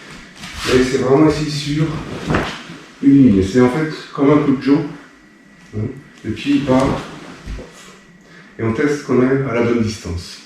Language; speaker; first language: French; native; French